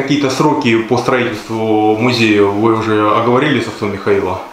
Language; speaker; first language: Russian; native; Russian